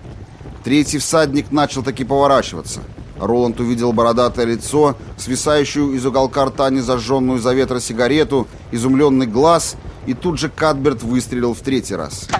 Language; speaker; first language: Russian; native; Russian